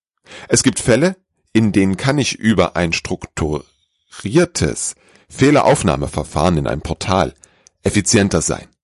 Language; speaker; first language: German; native; German